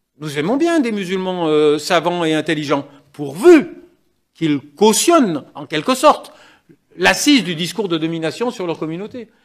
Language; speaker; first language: French; native; French